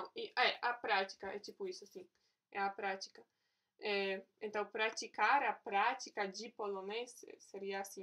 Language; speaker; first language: Portuguese; non-native, fluent; Polish